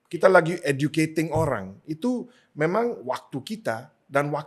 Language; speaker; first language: Indonesian; non-native, fluent; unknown